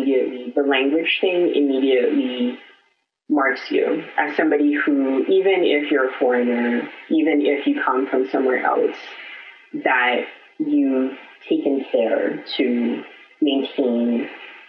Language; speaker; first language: English; non-native, local second language; Filipino